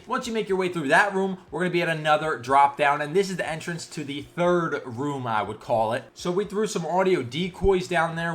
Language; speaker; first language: English; native; English